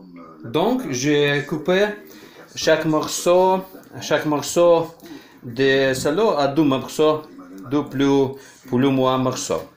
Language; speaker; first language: French; non-native, learner; Ukrainian